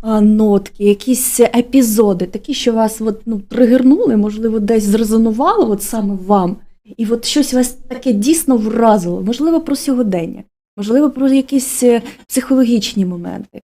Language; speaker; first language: Ukrainian; native; Ukrainian